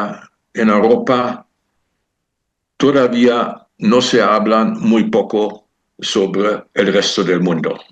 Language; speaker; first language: Spanish; non-native, fluent; German